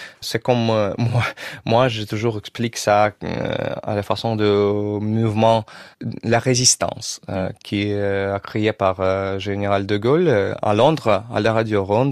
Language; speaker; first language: French; non-native, learner; Russian